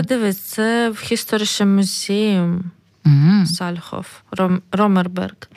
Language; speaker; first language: Ukrainian; native; Ukrainian